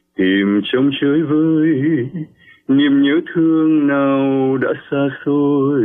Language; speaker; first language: Vietnamese; early bilingual, heritage; Vietnamese